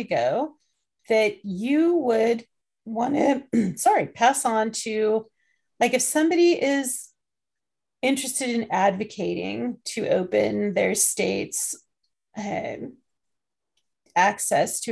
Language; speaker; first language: English; native; English